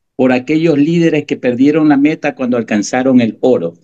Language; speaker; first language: Spanish; native; Spanish